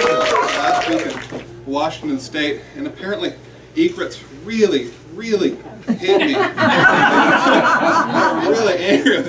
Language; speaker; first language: English; native; English